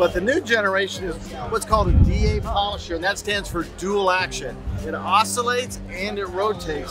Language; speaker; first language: English; native; English